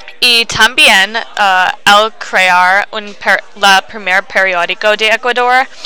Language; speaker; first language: Spanish; non-native, learner; English